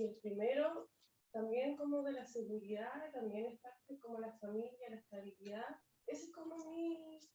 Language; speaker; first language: Spanish; native; Spanish